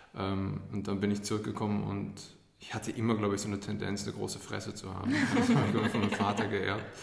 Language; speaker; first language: German; early bilingual, other home language; English